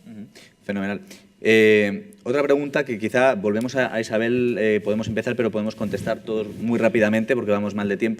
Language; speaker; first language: Spanish; native; Spanish